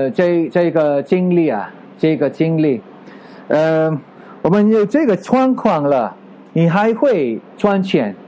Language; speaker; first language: Chinese; non-native, fluent; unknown